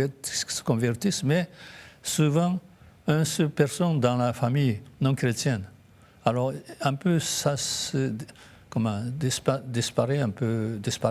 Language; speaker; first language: French; non-native, fluent; Japanese